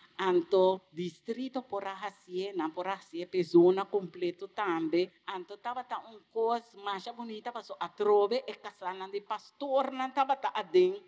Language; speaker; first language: Portuguese; non-native, learner; Papiamento